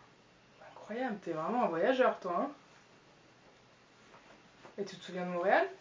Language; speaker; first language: French; native; French